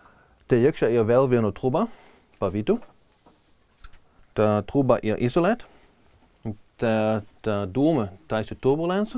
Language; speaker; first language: Latvian; non-native, learner; German